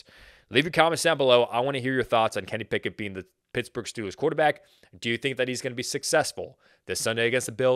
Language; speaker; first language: English; native; English